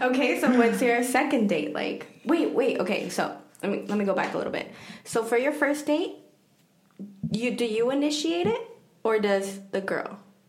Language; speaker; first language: English; early bilingual, other home language; Spanish